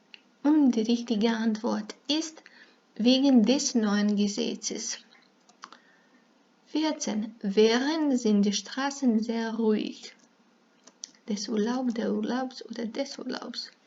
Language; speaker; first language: German; non-native, fluent; Serbian